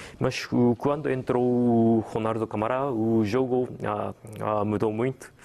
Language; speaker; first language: Portuguese; non-native, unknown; Japanese